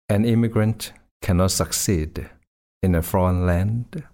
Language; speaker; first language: English; non-native, local second language; Cantonese